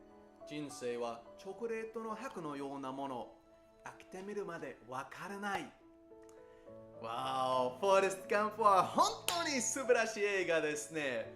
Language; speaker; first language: Japanese; non-native, fluent; English